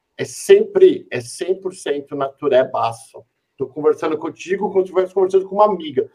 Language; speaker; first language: Portuguese; native; Portuguese